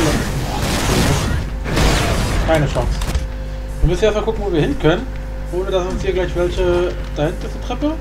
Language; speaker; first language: German; native; German